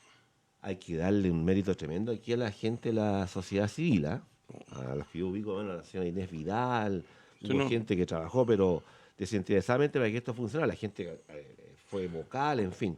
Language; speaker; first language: Spanish; native; Spanish